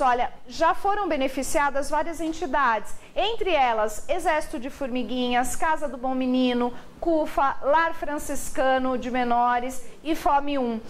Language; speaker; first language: Portuguese; native; Portuguese